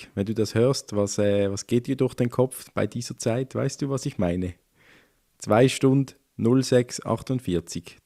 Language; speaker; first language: German; native; German